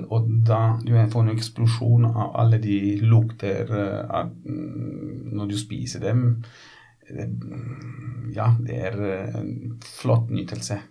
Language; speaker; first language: Norwegian; non-native, fluent; Italian